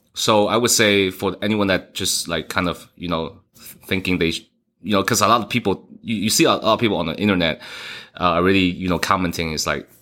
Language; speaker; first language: English; early bilingual, other home language; Cantonese